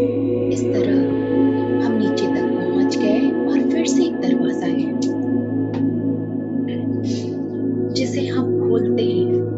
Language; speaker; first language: Hindi; native; Hindi